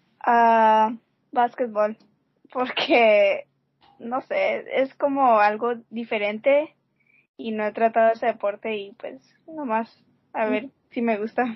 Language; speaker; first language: Spanish; early bilingual, heritage; Spanish